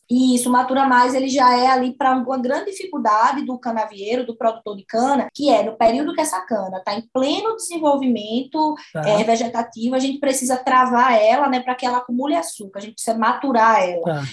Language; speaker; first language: Portuguese; native; Portuguese